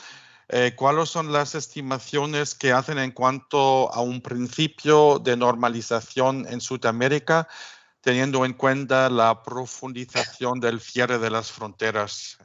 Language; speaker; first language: Spanish; non-native, fluent; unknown